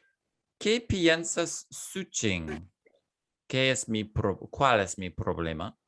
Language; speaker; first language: Spanish; non-native, fluent; English